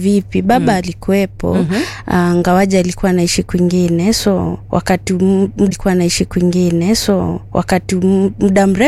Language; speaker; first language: Swahili; non-native, local second language; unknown